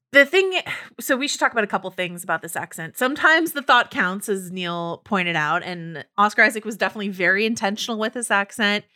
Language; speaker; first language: English; native; English